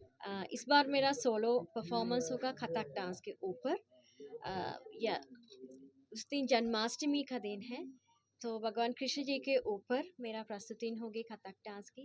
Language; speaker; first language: Hindi; non-native, fluent; Sinhala